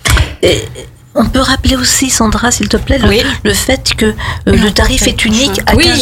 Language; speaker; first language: French; non-native, learner; Ukrainian